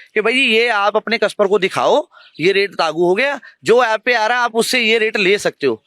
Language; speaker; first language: Hindi; non-native, local second language; Punjabi